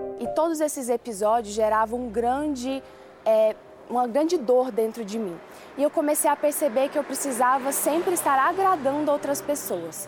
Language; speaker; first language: Portuguese; early bilingual, other home language; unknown